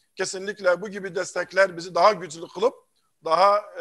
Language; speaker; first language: Turkish; early bilingual, heritage; Arabic